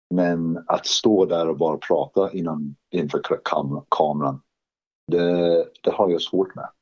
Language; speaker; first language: Swedish; non-native, fluent; English